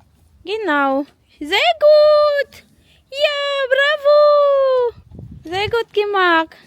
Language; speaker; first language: German; non-native, learner; Filipino